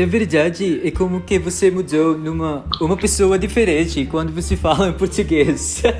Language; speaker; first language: Portuguese; non-native, learner; Filipino